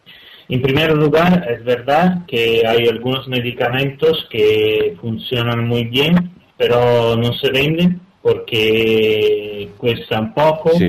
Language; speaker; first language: Spanish; non-native, fluent; Italian